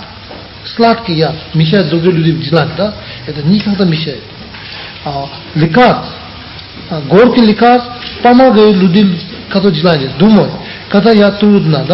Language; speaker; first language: Russian; non-native, learner; Tibetan